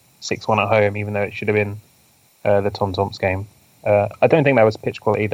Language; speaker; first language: English; native; English